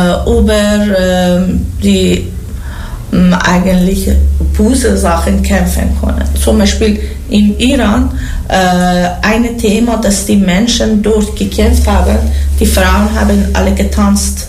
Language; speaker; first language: German; non-native, learner; Persian